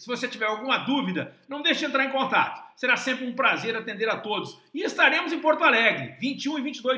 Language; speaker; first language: Portuguese; native; Portuguese